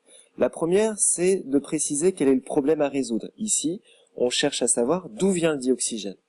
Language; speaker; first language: French; native; French